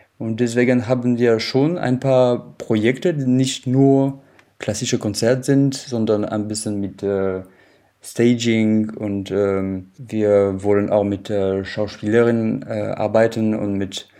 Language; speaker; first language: German; non-native, fluent; French